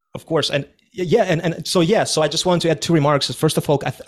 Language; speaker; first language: English; non-native, fluent; Russian